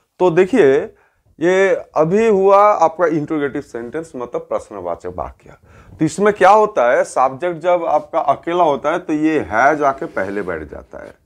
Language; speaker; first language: Hindi; native; Hindi